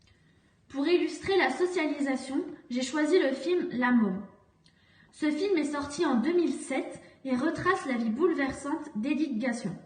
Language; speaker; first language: French; native; French